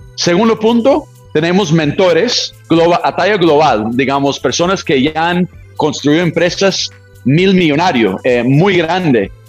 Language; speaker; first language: Spanish; non-native, fluent; English